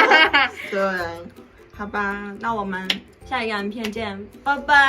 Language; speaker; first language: Chinese; non-native, fluent; Mongolian